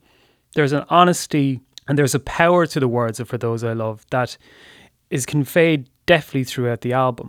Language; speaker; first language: English; native; English